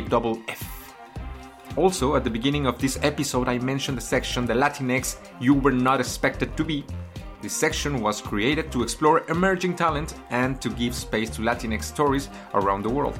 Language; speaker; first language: English; non-native, fluent; Spanish